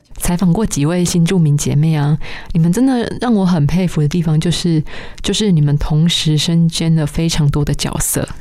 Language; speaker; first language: Chinese; native; Chinese